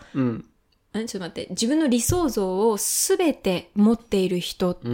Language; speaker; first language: Japanese; native; Japanese